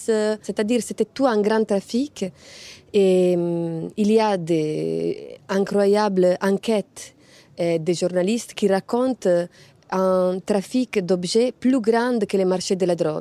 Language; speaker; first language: French; non-native, fluent; Italian